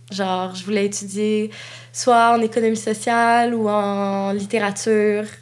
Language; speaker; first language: French; native; French